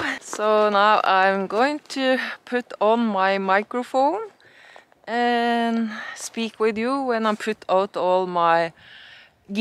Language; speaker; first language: English; non-native, learner; Norwegian